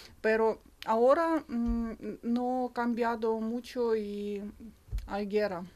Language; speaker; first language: Spanish; non-native, learner; Ukrainian